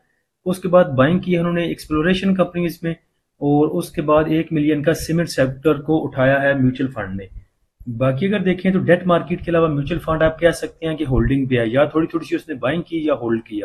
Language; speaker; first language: Hindi; native; Hindi